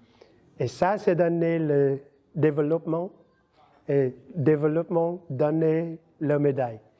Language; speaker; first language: French; non-native, learner; Vietnamese